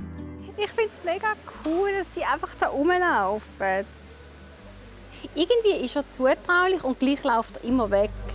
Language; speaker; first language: German; native; German